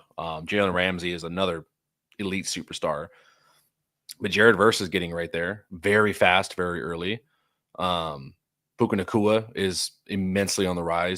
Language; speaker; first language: English; native; English